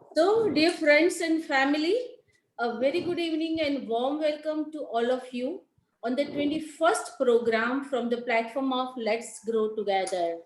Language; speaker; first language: English; non-native, local second language; Gujarati